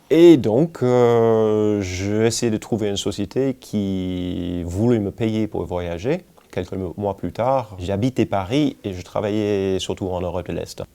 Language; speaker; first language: French; non-native, fluent; English